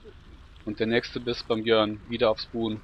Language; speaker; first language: German; native; German